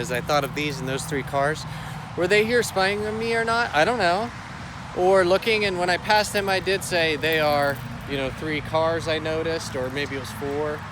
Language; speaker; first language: English; native; English